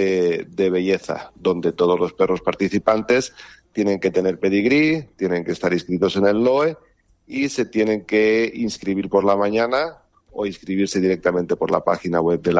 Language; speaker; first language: Spanish; native; Spanish